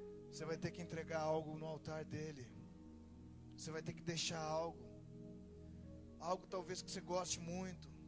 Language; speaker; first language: Portuguese; native; Portuguese